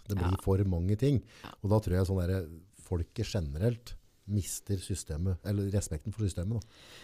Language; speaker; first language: Norwegian; native; Norwegian